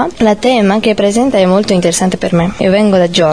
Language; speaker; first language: Italian; non-native, learner; Georgian